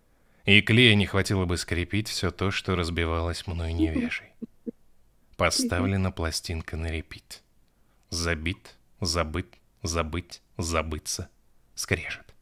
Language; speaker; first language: Russian; native; Russian